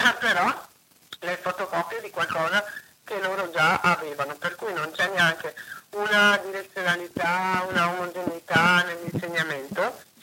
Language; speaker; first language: Italian; native; Italian